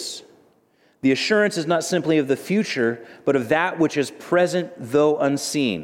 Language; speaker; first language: English; native; English